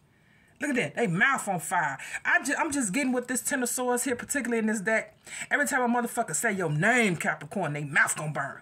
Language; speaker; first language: English; native; English